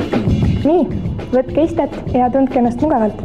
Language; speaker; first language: Estonian; native; Estonian